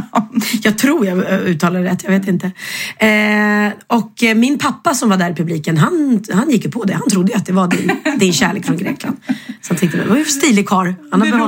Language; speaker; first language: Swedish; native; Swedish